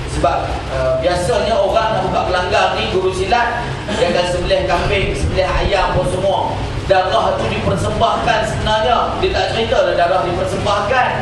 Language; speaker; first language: Malay; native; Malay